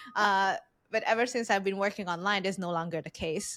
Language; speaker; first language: English; non-native, fluent; Hungarian